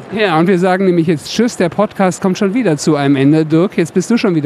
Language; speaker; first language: German; native; German